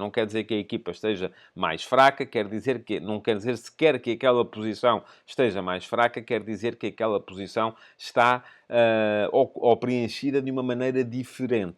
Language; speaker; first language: Portuguese; native; Portuguese